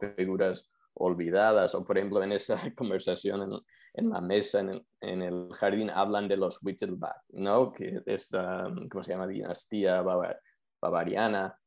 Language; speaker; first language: Spanish; non-native, fluent; English